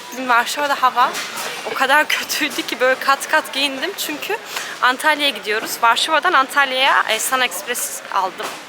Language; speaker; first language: Turkish; native; Turkish